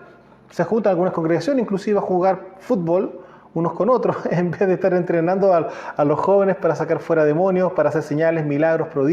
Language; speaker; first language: Spanish; native; Spanish